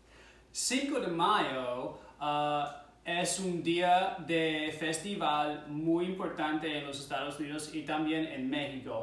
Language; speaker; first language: Spanish; non-native, fluent; English